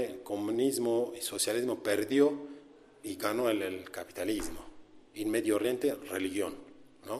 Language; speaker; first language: Spanish; non-native, learner; Kurdish